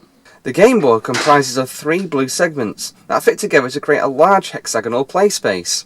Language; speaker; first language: English; native; English